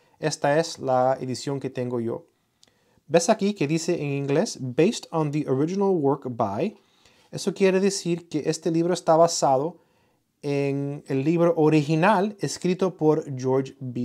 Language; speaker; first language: Spanish; early bilingual, heritage; Spanish